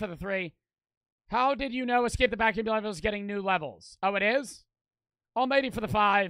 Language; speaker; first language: English; native; English